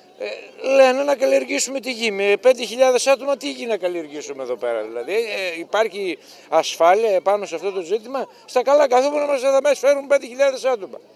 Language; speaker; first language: Greek; native; Greek